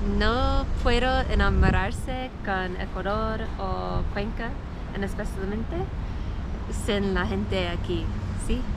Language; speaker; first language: Spanish; non-native, learner; English